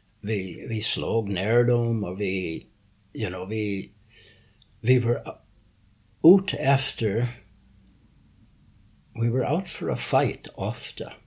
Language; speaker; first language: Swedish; early bilingual, heritage; English